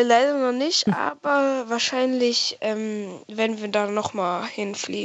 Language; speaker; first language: German; native; German